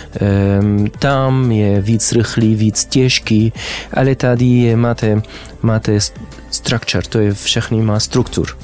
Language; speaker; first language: Czech; non-native, learner; Arabic